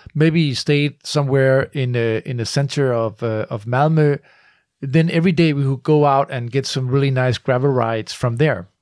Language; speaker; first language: English; non-native, fluent; Danish